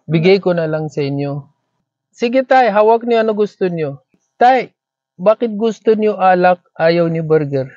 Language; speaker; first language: Filipino; non-native, learner; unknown